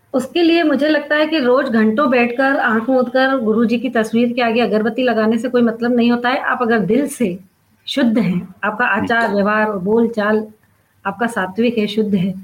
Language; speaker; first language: Hindi; non-native, local second language; Sindhi